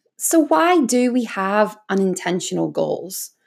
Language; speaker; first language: English; native; English